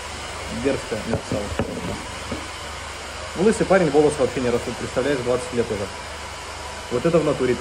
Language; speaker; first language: Russian; native; Russian